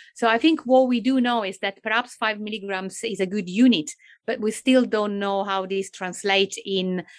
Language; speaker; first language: English; non-native, fluent; Italian